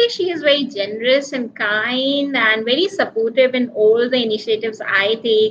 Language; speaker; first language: English; non-native, local second language; Hindi